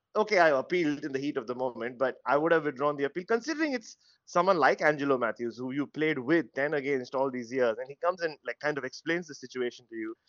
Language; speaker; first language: English; non-native, local second language; Tamil